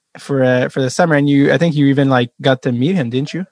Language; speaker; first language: English; non-native, fluent; French